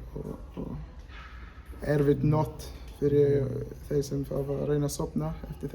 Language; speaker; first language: Icelandic; non-native, learner; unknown